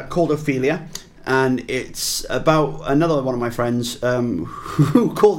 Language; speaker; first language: English; native; English